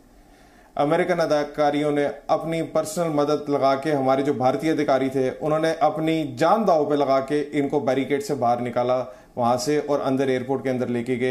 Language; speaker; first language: Hindi; native; Hindi